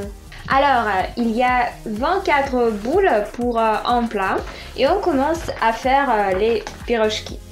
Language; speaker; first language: French; non-native, fluent; Russian